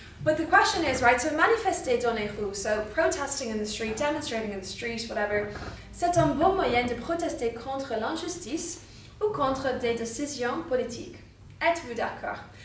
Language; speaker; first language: French; non-native, fluent; English